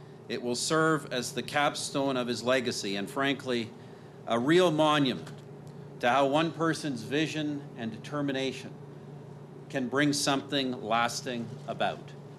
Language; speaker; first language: English; native; English